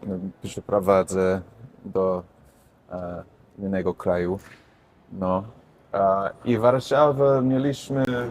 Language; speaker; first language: Polish; non-native, learner; English